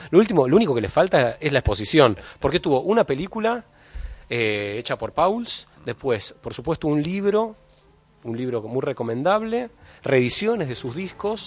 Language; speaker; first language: Spanish; native; Spanish